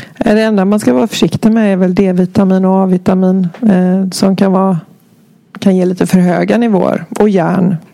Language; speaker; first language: Swedish; native; Swedish